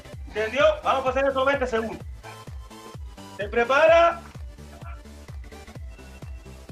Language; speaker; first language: Portuguese; non-native, learner; Spanish